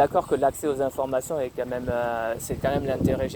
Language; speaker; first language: French; native; French